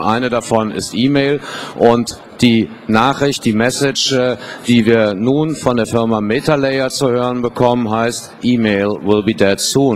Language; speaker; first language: German; native; German